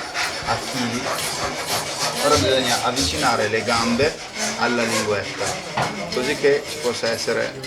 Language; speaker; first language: Italian; native; Italian